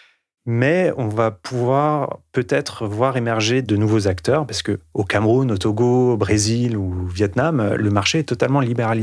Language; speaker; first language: French; native; French